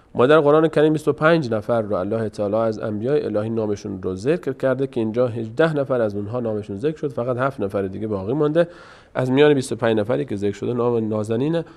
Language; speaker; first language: Persian; native; Persian